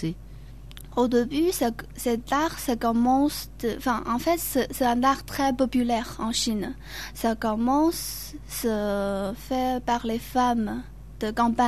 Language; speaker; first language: French; non-native, learner; Chinese